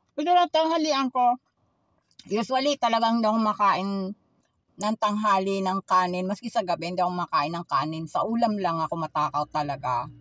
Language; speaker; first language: Filipino; native; Filipino